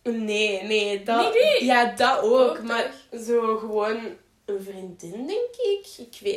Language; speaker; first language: Dutch; native; Dutch